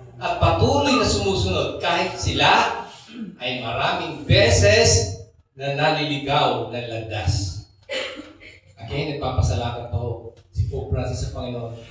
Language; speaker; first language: Filipino; native; Filipino